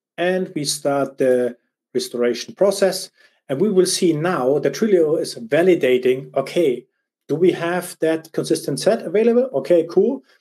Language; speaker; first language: English; non-native, fluent; German